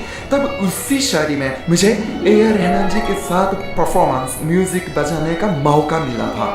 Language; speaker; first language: Hindi; non-native, fluent; Japanese